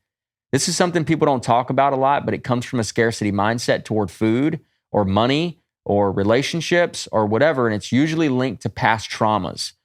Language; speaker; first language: English; native; English